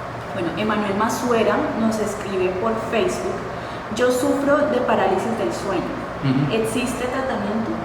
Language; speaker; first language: Spanish; native; Spanish